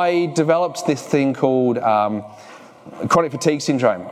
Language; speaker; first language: English; native; English